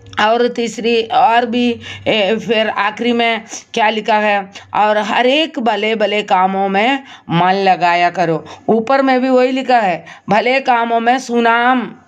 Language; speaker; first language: Hindi; non-native, local second language; Malayalam